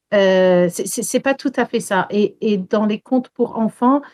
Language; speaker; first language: French; early bilingual, heritage; French